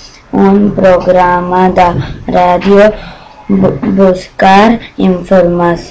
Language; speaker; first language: Catalan; non-native, learner; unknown